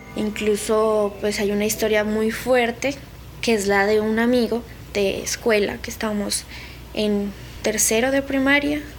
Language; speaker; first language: Spanish; native; Spanish